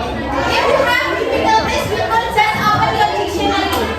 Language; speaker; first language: English; non-native, fluent; Indonesian